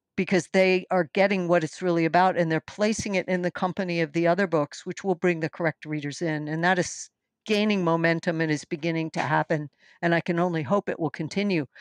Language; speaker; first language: English; native; English